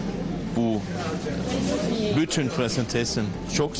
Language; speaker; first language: Turkish; non-native, learner; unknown